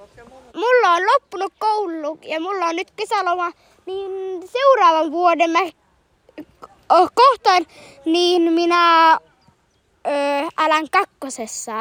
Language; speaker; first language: Finnish; early bilingual, heritage; Finnish